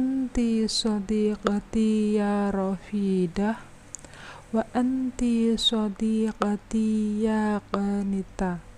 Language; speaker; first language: Arabic; non-native, fluent; Indonesian